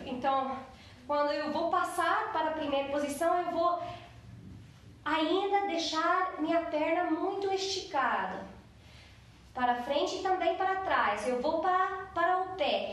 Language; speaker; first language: Portuguese; non-native, fluent; English